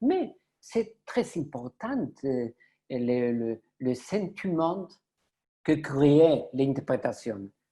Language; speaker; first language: French; non-native, learner; Spanish